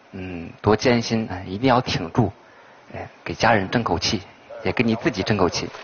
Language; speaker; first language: Chinese; native; Chinese